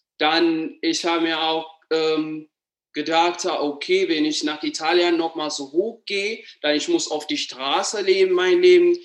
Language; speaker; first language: German; non-native, learner; Amharic